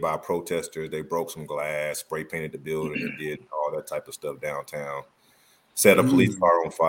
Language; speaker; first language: English; native; English